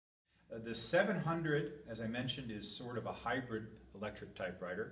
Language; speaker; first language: English; native; English